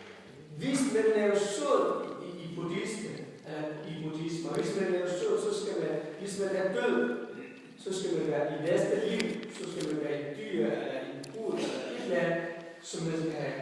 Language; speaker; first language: Danish; non-native, fluent; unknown